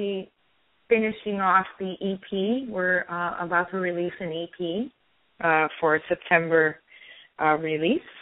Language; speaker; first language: English; native; English